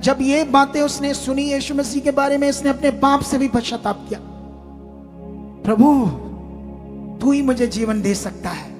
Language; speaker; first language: Hindi; native; Hindi